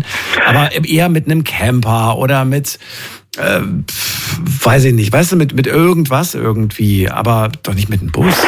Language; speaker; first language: German; native; German